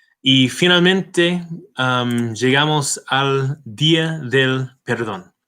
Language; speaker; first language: Spanish; non-native, fluent; English